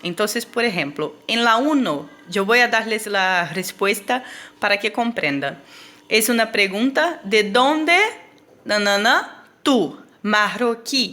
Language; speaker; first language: Spanish; non-native, fluent; Portuguese